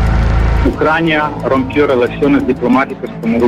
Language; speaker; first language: Spanish; non-native, fluent; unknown